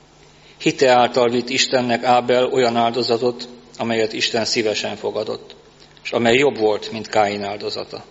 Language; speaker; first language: Hungarian; native; Hungarian